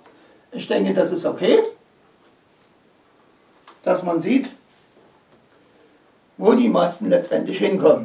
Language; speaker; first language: German; native; German